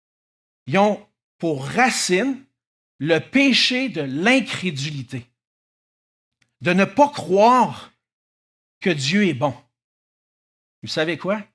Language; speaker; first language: French; native; French